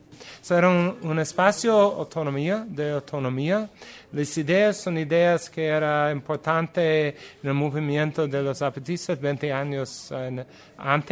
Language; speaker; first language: Spanish; non-native, learner; English